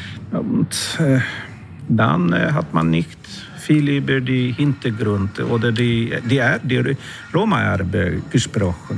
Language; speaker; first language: German; non-native, learner; Swedish